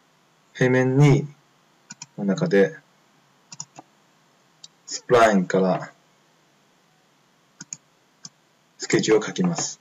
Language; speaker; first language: Japanese; non-native, fluent; Chinese